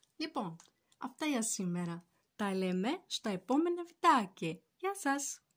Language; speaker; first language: Greek; non-native, fluent; Turkish